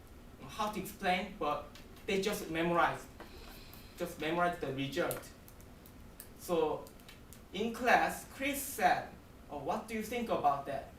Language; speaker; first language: English; non-native, learner; Korean